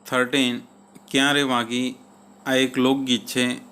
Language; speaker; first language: Hindi; non-native, local second language; Gujarati